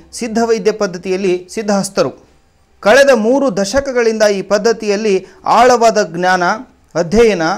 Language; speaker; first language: Kannada; native; Kannada